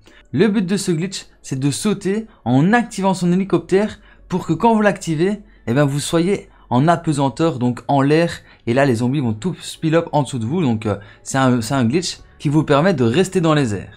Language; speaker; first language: French; native; French